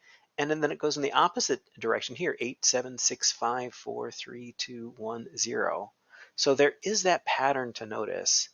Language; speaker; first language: English; native; English